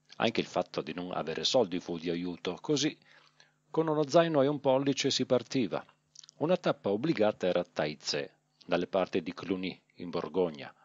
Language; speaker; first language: Italian; native; Italian